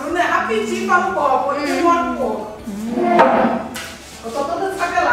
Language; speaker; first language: Portuguese; native; Portuguese